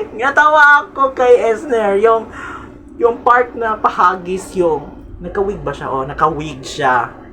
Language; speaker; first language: Filipino; non-native, local second language; Cebuano